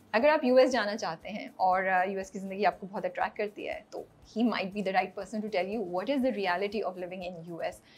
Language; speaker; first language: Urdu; native; Urdu